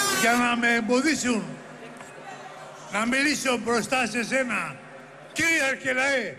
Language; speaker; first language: Greek; native; Greek